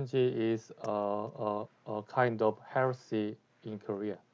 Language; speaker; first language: English; non-native, learner; Korean